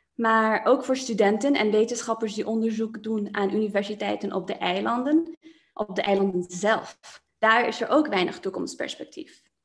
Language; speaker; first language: Dutch; non-native, local second language; Papiamento